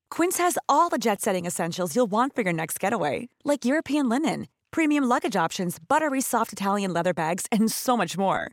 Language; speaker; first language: English; native; English